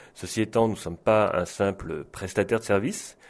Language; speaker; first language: French; native; French